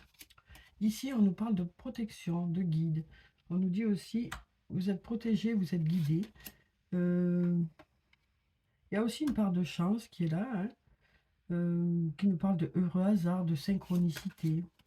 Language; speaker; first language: French; native; French